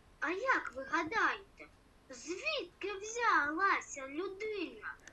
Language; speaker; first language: Ukrainian; non-native, local second language; Russian